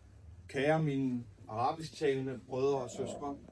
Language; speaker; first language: Danish; early bilingual, other home language; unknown